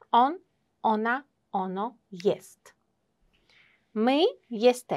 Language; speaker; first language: Polish; non-native, fluent; Uzbek